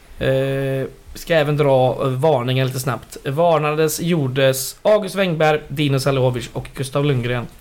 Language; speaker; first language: Swedish; native; Swedish